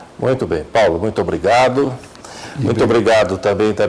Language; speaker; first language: Portuguese; native; Portuguese